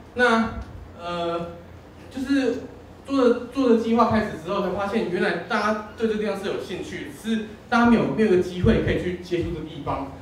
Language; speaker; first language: Chinese; native; Chinese